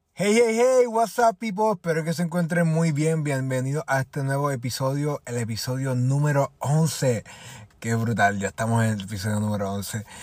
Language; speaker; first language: Spanish; native; Spanish